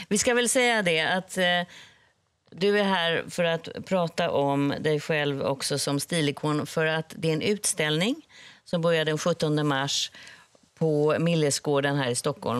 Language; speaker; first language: Swedish; native; Swedish